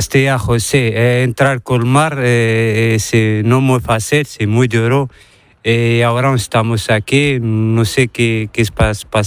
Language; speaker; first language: Spanish; non-native, learner; Arabic